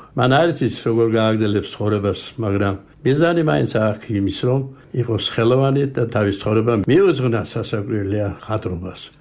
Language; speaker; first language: Georgian; native; Georgian